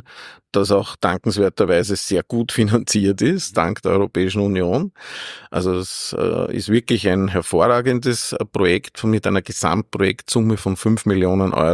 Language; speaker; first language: German; native; German